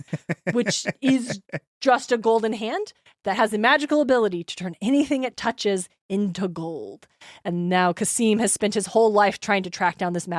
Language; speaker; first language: English; native; English